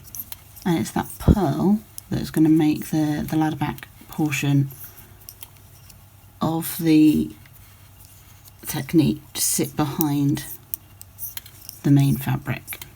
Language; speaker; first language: English; native; English